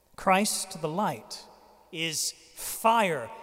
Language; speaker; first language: English; native; English